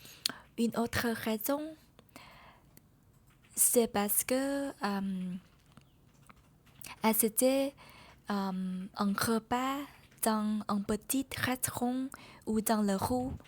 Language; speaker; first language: French; non-native, learner; Vietnamese